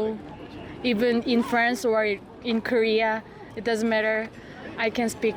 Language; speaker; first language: English; non-native, learner; Korean